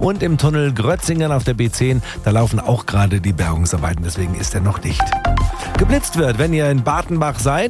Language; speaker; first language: German; native; German